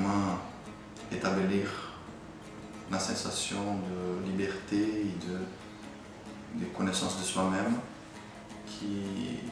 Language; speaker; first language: French; non-native, fluent; Portuguese